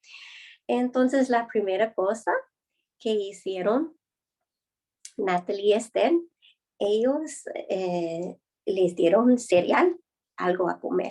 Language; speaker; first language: Spanish; non-native, fluent; English